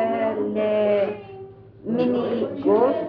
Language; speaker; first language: French; non-native, learner; English